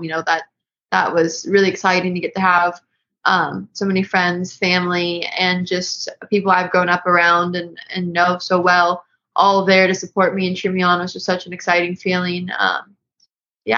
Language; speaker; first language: English; native; English